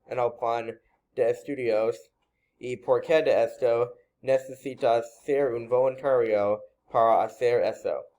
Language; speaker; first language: Spanish; non-native, learner; English